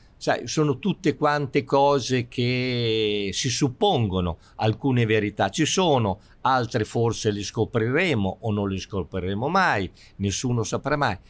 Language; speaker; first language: Italian; native; Italian